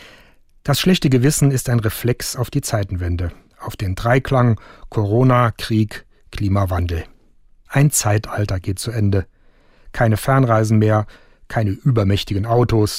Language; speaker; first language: German; native; German